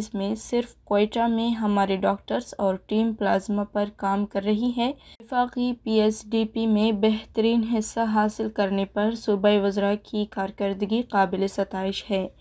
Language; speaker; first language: Urdu; non-native, local second language; Baluchi